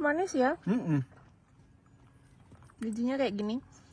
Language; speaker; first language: Indonesian; native; Indonesian